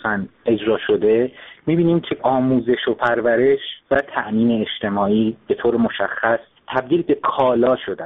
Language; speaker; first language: Persian; native; Persian